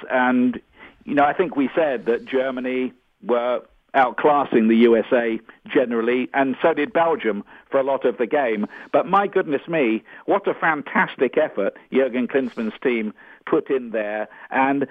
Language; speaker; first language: English; native; English